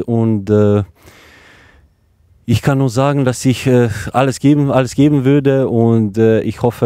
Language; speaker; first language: German; non-native, fluent; Croatian